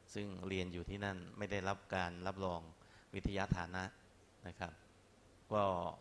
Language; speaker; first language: Thai; non-native, local second language; Chinese